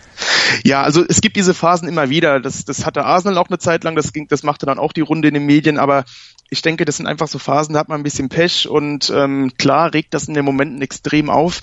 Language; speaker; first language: German; native; German